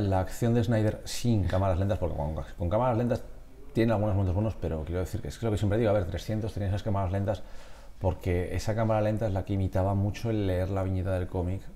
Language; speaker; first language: Spanish; native; Spanish